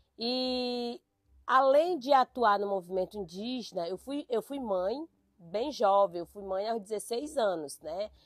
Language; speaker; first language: Portuguese; native; Portuguese